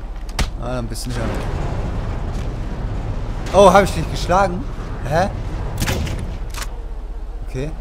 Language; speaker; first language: German; native; German